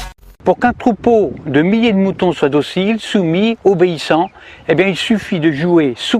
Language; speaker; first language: French; native; French